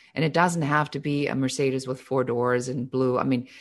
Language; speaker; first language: English; non-native, fluent; German